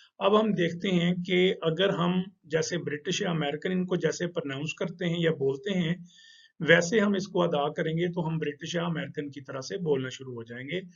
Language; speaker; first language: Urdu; non-native, local second language; Punjabi